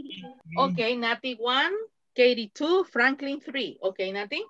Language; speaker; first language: English; non-native, fluent; Spanish